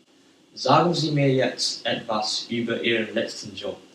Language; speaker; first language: German; non-native, learner; English